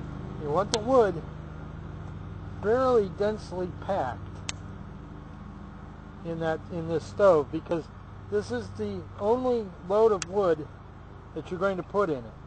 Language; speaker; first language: English; native; English